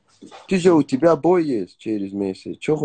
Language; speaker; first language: Russian; non-native, learner; Persian